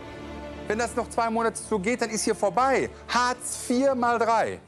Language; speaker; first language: German; native; German